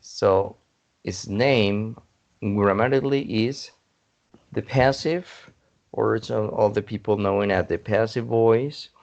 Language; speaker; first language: English; non-native, fluent; Spanish